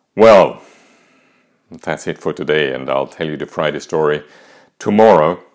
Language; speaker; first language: English; non-native, fluent; German